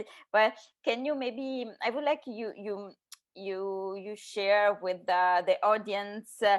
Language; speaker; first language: English; non-native, learner; Italian